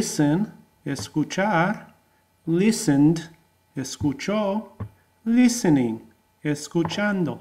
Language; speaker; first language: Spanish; non-native, fluent; English